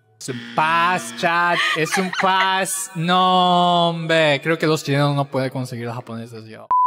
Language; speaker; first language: Spanish; non-native, fluent; Japanese